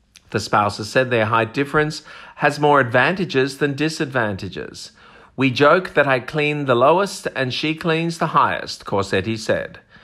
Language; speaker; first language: English; native; English